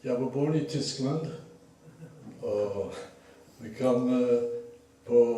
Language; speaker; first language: Norwegian; early bilingual, other home language; German